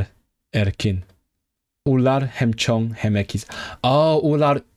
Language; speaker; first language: Uzbek; non-native, learner; Cantonese